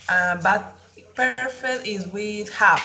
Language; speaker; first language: English; non-native, learner; Spanish